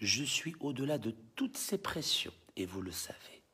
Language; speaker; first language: French; non-native, local second language; Arabic